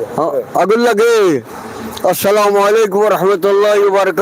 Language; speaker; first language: Arabic; non-native, learner; Bangla